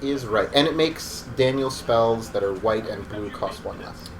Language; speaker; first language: English; native; English